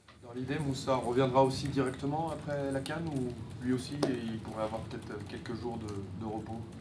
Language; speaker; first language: French; native; French